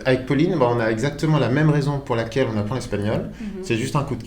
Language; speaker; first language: French; native; French